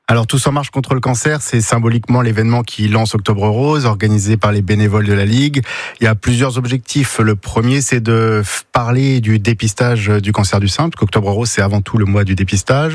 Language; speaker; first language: French; native; French